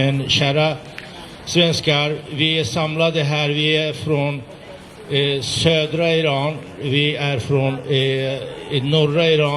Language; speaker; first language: Swedish; non-native, fluent; Azerbaijani